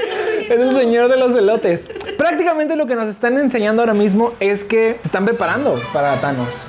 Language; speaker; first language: Spanish; native; Spanish